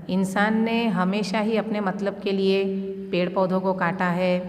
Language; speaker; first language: Urdu; non-native, local second language; Gujarati